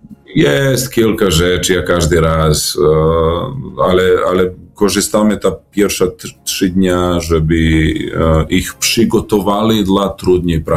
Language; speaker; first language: Polish; non-native, fluent; Serbian